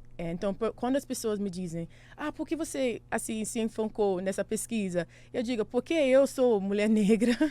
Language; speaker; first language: Portuguese; non-native, fluent; English